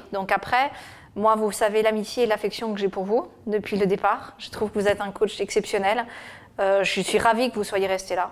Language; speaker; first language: French; native; French